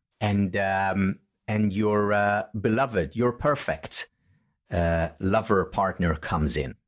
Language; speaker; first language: English; non-native, fluent; Hebrew